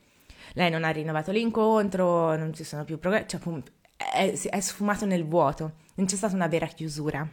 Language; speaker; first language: Italian; native; Italian